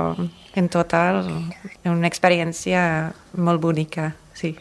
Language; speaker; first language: Catalan; non-native, learner; English